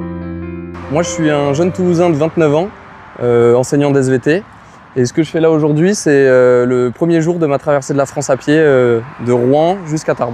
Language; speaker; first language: French; native; French